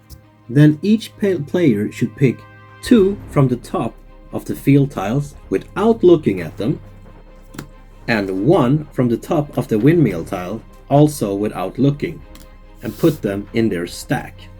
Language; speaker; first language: English; non-native, fluent; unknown